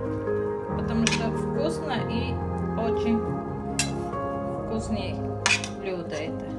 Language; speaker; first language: Russian; non-native, local second language; Tajik